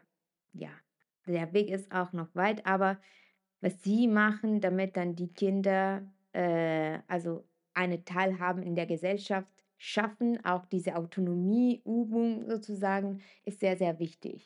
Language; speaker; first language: German; non-native, fluent; Italian